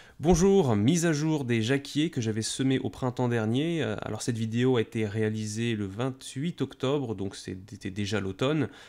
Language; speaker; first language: French; native; French